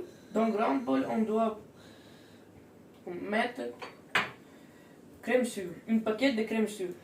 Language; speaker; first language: French; non-native, learner; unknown